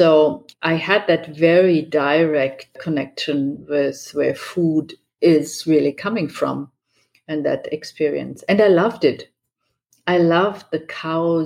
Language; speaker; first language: English; non-native, fluent; German